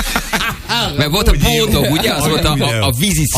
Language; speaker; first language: Hungarian; native; Hungarian